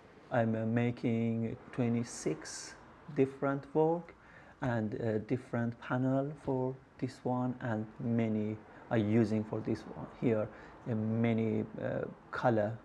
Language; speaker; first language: English; non-native, learner; Persian